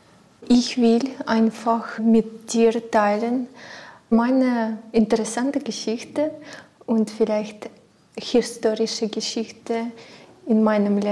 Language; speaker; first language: German; non-native, learner; Ukrainian